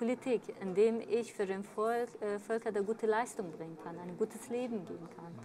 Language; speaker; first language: German; early bilingual, other home language; Kurdish